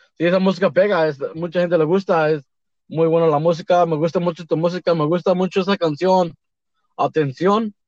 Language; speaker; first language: Spanish; early bilingual, heritage; Spanish